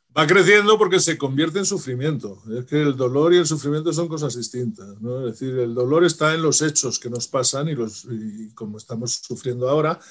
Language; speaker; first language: Spanish; native; Spanish